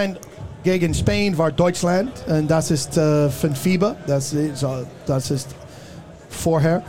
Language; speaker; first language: German; non-native, learner; English